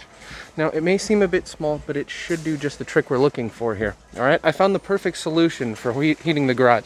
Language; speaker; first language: English; native; English